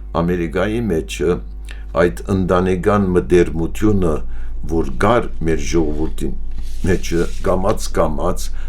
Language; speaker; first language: Armenian; early bilingual, heritage; Armenian